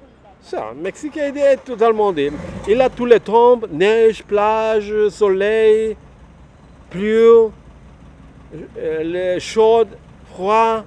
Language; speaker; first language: French; non-native, learner; Spanish